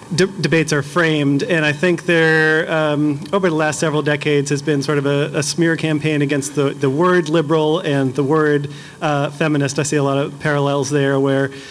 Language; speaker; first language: English; native; English